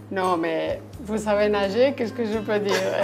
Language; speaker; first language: French; non-native, fluent; Spanish